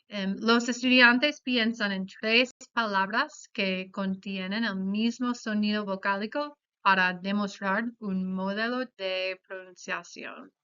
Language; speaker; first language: Spanish; non-native, fluent; English